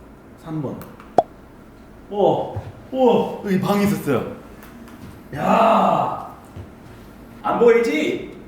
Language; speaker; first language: Korean; non-native, fluent; English